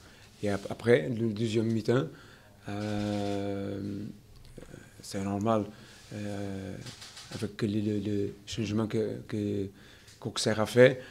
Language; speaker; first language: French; non-native, learner; Portuguese